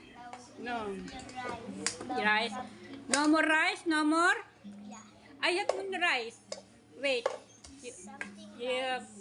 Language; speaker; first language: English; non-native, learner; Filipino